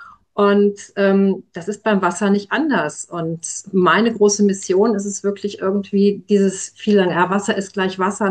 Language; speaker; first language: German; native; German